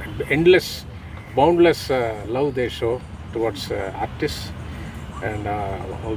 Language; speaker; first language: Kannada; non-native, learner; Telugu